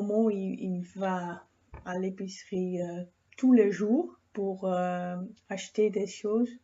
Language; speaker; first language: French; non-native, fluent; Dutch